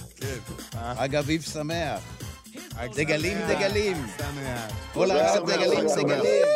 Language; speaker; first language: Hebrew; native; Hebrew